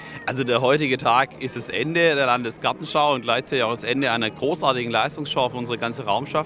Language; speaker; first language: German; native; German